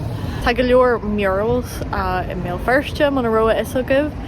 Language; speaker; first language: Irish; non-native, local second language; English